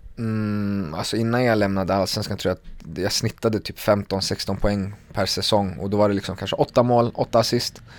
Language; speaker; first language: Swedish; early bilingual, other home language; Kurdish